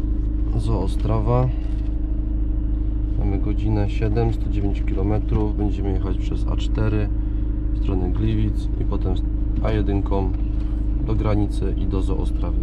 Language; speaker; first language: Polish; native; Polish